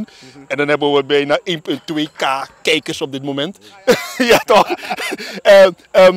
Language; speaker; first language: Dutch; native; Dutch